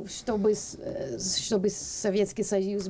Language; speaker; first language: Russian; non-native, learner; English